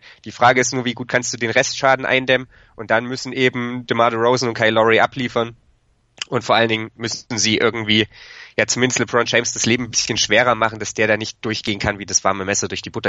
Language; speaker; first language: German; native; German